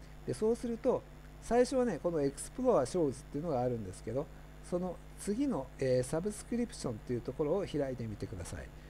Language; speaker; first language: Japanese; native; Japanese